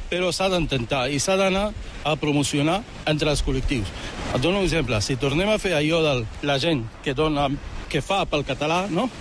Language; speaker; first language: Catalan; early bilingual, other home language; Arabic